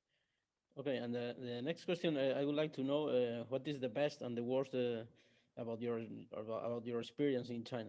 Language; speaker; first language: English; non-native, learner; Spanish